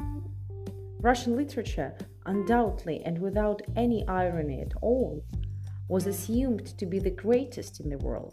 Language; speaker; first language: English; non-native, fluent; Russian